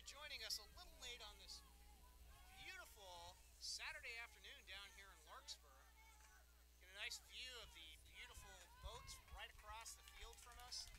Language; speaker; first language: English; native; English